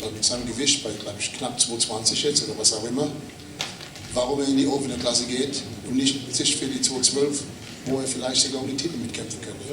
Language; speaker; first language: German; native; German